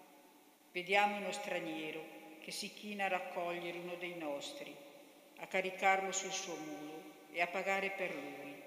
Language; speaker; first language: Italian; native; Italian